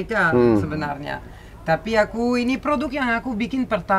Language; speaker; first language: Indonesian; non-native, fluent; French